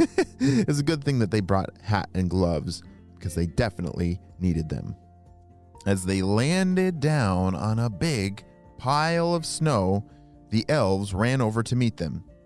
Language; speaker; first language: English; native; English